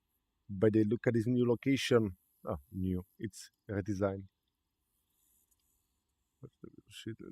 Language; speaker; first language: English; non-native, learner; Slovak